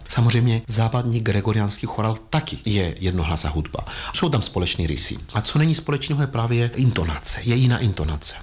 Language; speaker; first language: Czech; non-native, fluent; Greek